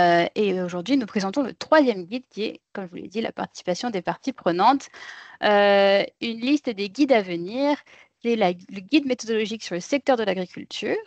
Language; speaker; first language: French; native; French